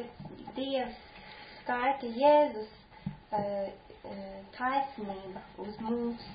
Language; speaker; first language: Latvian; non-native, fluent; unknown